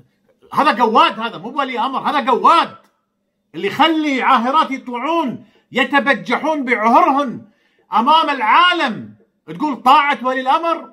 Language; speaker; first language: Arabic; native; Arabic